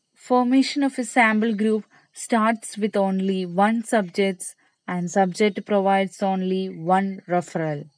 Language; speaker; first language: English; non-native, local second language; Malayalam